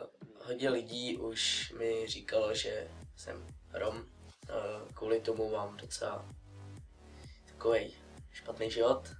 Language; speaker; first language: Czech; early bilingual, other home language; Russian